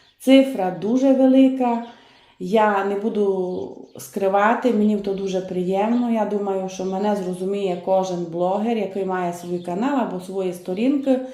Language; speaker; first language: Ukrainian; native; Ukrainian